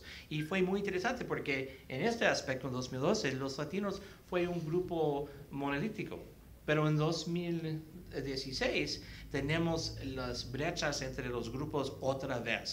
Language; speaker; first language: Spanish; early bilingual, heritage; Spanish